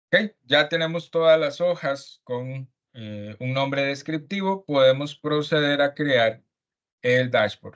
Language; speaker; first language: Spanish; native; Spanish